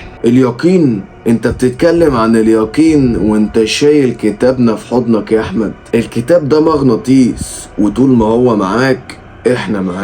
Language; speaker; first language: Arabic; native; Arabic